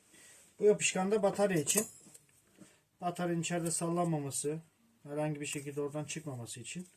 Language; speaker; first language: Turkish; native; Turkish